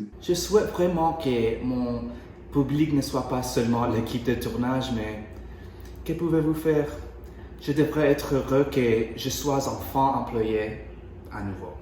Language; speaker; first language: French; non-native, learner; English